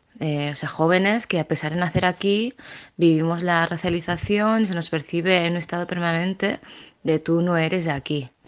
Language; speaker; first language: Spanish; early bilingual, other home language; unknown